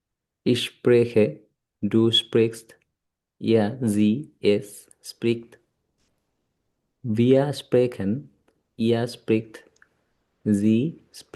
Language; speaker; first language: German; non-native, learner; Bangla